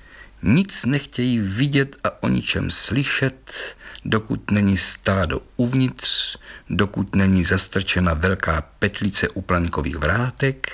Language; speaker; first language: Czech; native; Czech